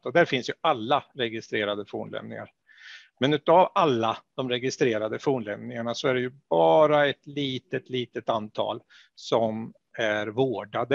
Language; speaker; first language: Swedish; native; Swedish